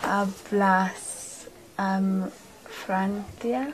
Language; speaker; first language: Spanish; non-native, learner; English